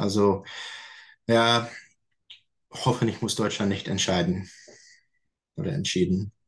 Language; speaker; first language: German; non-native, fluent; English